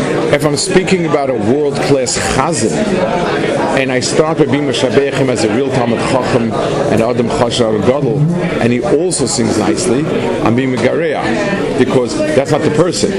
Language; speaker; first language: English; native; English